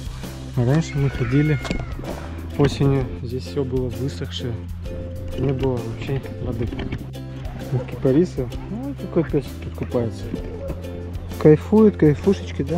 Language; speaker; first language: Russian; native; Russian